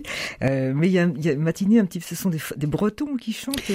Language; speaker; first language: French; native; French